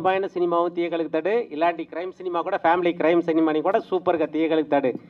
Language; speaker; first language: Telugu; native; Telugu